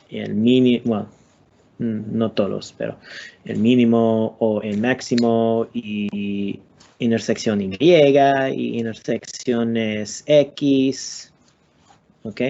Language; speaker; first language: Spanish; non-native, learner; English